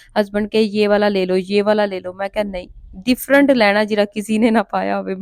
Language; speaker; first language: Urdu; non-native, local second language; Punjabi